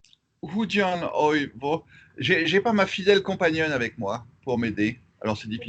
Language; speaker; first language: French; native; French